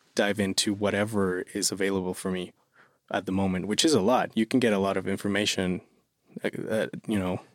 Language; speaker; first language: English; non-native, fluent; Spanish